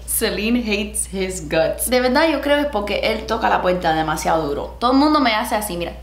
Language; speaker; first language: Spanish; early bilingual, heritage; Spanish